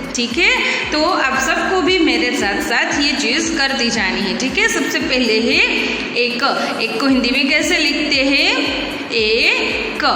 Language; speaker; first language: Hindi; non-native, local second language; Gujarati